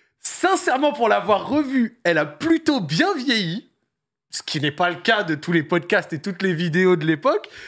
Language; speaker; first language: French; native; French